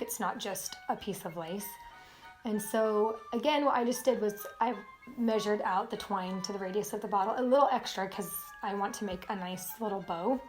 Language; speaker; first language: English; native; English